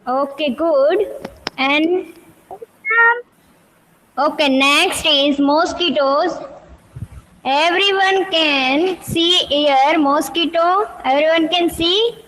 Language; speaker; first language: English; non-native, local second language; Hindi